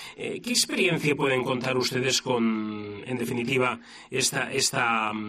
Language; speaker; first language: Spanish; non-native, local second language; Catalan